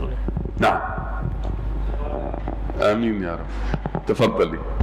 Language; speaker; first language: Arabic; native; Arabic